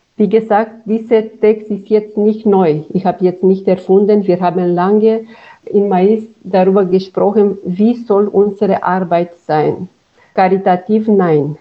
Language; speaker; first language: German; non-native, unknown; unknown